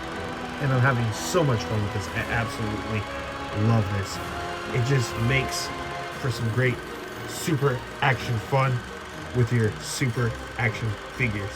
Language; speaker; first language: English; native; English